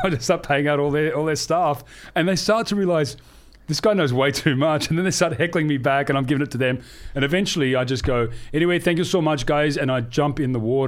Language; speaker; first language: English; native; English